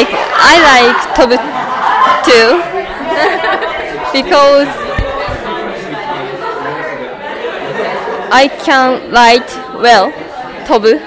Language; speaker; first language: English; non-native, learner; Japanese